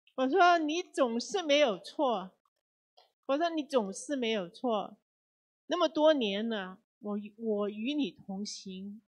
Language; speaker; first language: Chinese; non-native, fluent; Cantonese